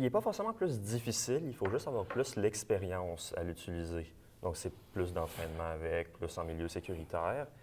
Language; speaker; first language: French; native; French